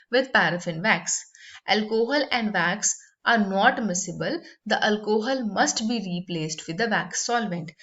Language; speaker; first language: English; non-native, local second language; Punjabi